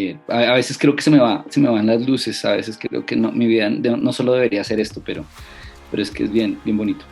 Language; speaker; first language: Spanish; native; Spanish